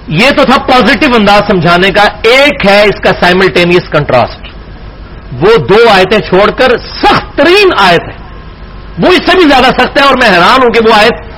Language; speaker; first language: Urdu; non-native, local second language; Punjabi